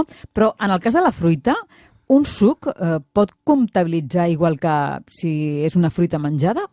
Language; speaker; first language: Catalan; native; Catalan